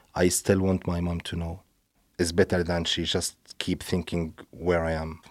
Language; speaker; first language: English; non-native, fluent; Arabic